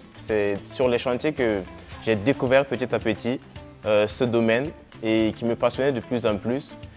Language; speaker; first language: French; non-native, local second language; Mossi